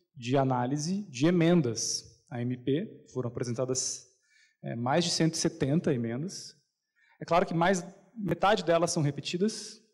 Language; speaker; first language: Portuguese; native; Portuguese